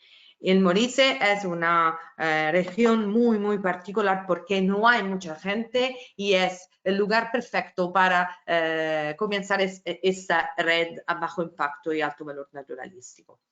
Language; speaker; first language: Spanish; non-native, fluent; Italian